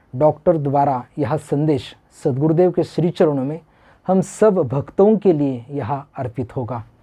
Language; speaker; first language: Hindi; non-native, local second language; Marathi